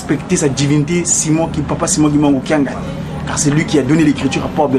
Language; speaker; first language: French; non-native, local second language; Kongo